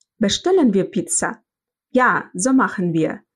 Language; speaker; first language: German; non-native, fluent; Russian